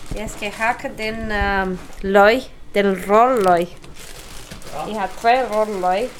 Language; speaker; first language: Danish; non-native, learner; Romanian